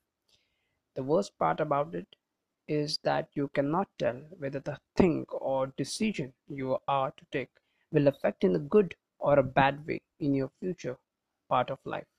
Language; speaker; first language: English; non-native, local second language; Hindi